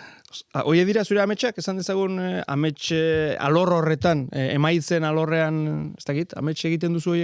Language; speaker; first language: Basque; native; Basque